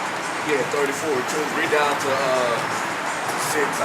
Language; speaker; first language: English; native; English